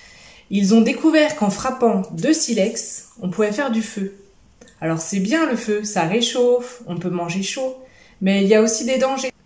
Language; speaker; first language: French; native; French